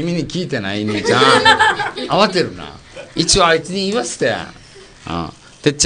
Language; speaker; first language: Japanese; native; Japanese